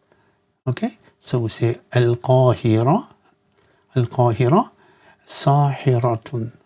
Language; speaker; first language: Arabic; non-native, fluent; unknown